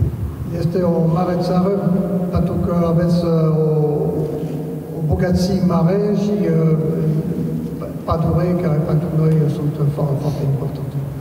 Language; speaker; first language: Romanian; non-native, learner; French